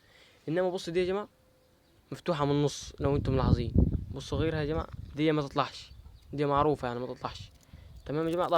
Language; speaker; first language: Arabic; native; Arabic